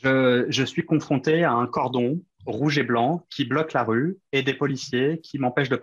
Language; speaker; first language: French; native; French